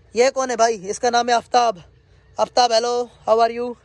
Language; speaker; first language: Urdu; non-native, local second language; Sindhi